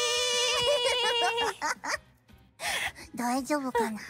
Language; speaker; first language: Japanese; native; Japanese